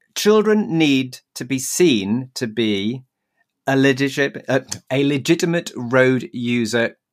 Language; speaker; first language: English; native; English